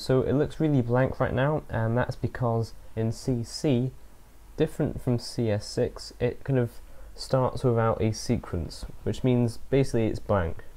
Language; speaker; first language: English; native; English